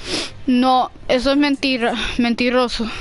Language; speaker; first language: Spanish; early bilingual, heritage; English